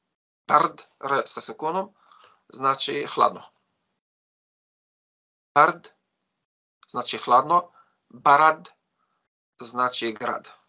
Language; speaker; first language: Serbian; non-native, fluent; Arabic